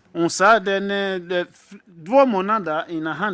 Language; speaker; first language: Swedish; non-native, fluent; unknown